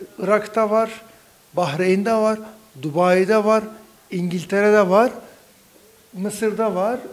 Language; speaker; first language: Turkish; native; Turkish